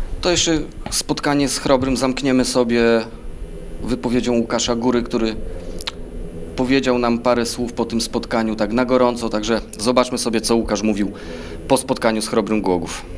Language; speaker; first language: Polish; native; Polish